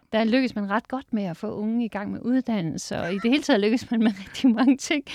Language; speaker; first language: Danish; native; Danish